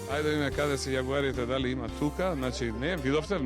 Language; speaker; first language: Macedonian; native; Macedonian